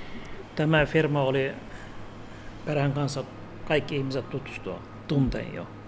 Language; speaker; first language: Finnish; non-native, learner; Turkish